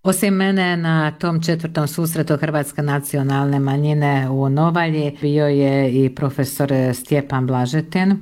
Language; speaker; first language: Croatian; early bilingual, heritage; Croatian